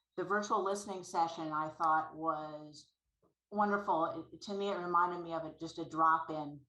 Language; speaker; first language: English; native; English